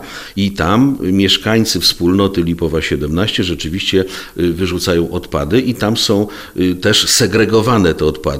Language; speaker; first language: Polish; native; Polish